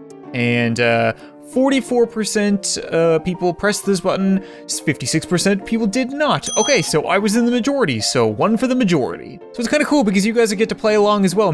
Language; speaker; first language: English; native; English